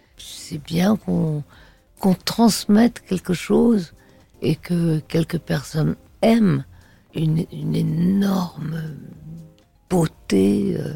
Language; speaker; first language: French; native; French